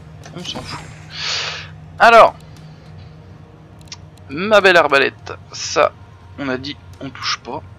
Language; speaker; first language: French; native; French